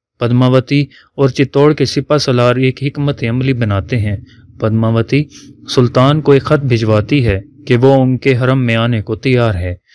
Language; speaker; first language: Urdu; native; Urdu